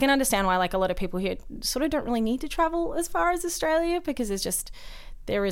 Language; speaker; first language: English; native; English